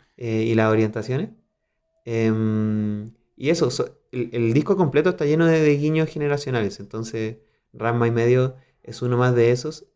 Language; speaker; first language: Spanish; native; Spanish